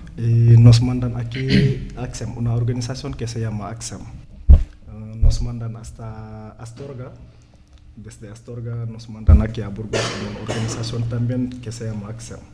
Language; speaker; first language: Spanish; non-native, learner; Wolof